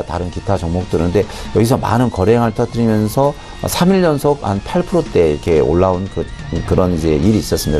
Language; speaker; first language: Korean; native; Korean